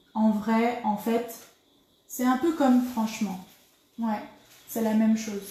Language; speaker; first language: French; native; French